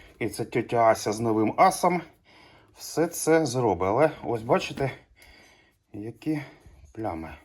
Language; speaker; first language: Ukrainian; non-native, local second language; Russian